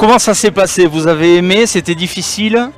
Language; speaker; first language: French; native; French